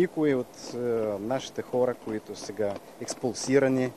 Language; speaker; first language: Bulgarian; non-native, fluent; Russian